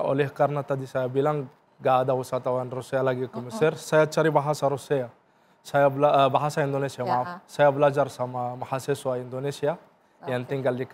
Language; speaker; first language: Indonesian; non-native, fluent; Arabic